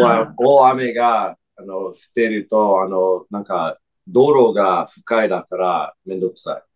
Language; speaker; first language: Japanese; non-native, fluent; English